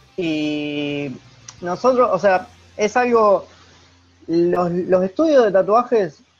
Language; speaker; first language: Spanish; native; Spanish